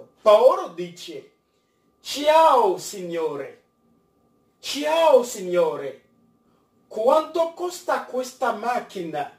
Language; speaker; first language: Italian; non-native, fluent; French